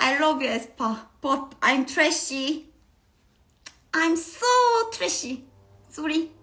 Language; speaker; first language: English; non-native, learner; Korean